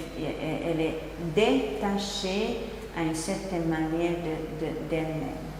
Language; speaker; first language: French; non-native, fluent; Hungarian